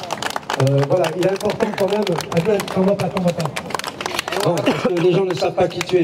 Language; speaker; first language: French; native; French